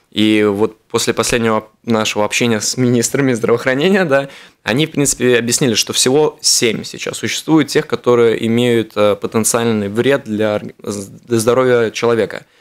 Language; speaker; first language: Russian; native; Russian